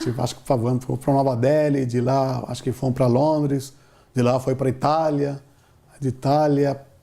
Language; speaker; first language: Portuguese; non-native, fluent; Telugu